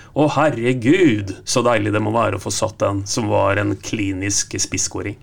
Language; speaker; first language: Norwegian; native; Norwegian